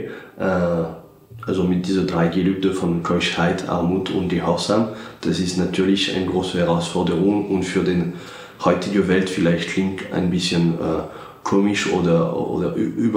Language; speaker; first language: German; non-native, fluent; French